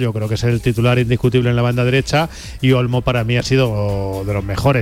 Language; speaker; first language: Spanish; native; Spanish